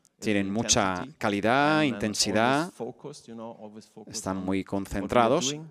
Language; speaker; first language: Spanish; non-native, learner; German